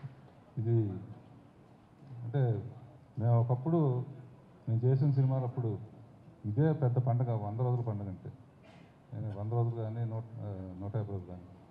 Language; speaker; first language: Telugu; native; Telugu